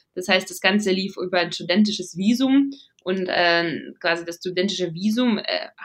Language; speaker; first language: German; non-native, fluent; Latvian